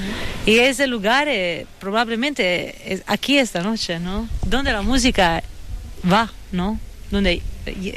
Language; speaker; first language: Spanish; non-native, fluent; Italian